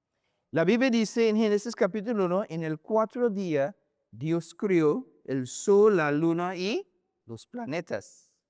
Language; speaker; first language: Spanish; non-native, learner; English